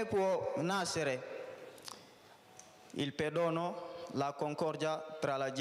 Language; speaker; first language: Italian; non-native, learner; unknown